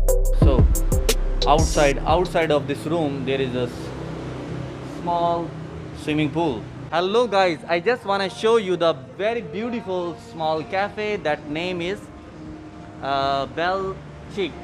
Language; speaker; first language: English; non-native, learner; Urdu